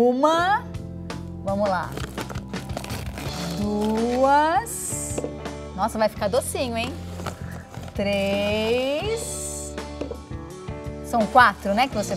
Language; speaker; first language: Portuguese; native; Portuguese